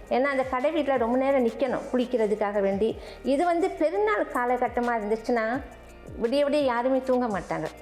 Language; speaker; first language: Tamil; native; Tamil